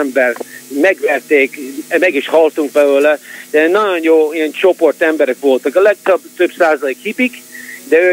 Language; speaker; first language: Hungarian; early bilingual, heritage; Hungarian